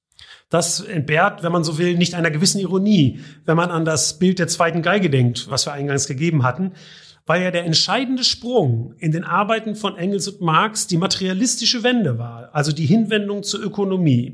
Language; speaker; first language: German; native; German